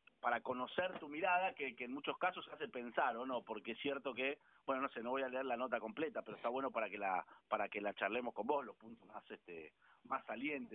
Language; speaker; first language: Spanish; native; Spanish